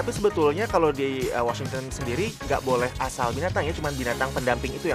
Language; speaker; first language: Indonesian; native; Indonesian